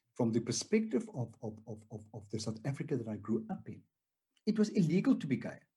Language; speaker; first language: English; non-native, local second language; Afrikaans